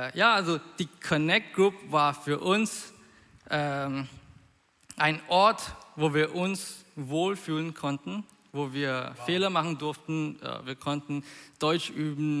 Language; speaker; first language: German; non-native, fluent; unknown